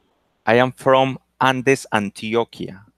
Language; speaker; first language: English; non-native, learner; Spanish